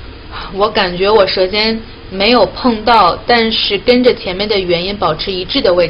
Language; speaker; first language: Chinese; native; Chinese